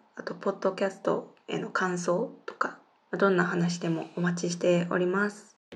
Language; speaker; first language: Japanese; non-native, fluent; Korean